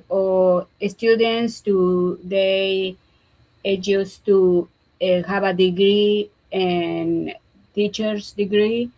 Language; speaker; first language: English; non-native, learner; Spanish